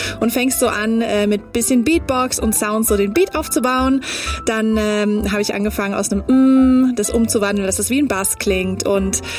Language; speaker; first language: German; early bilingual, other home language; English